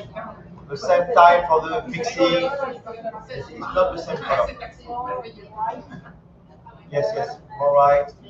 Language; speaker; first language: English; non-native, learner; French